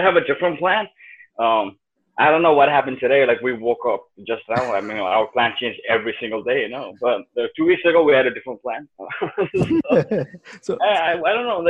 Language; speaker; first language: English; non-native, local second language; Nepali